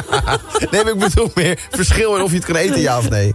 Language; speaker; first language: Dutch; native; Dutch